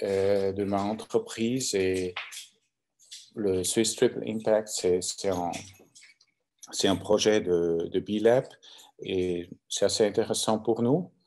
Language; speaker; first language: French; non-native, local second language; German